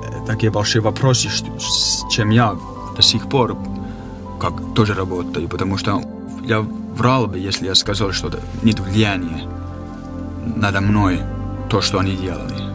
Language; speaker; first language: Russian; non-native, fluent; Finnish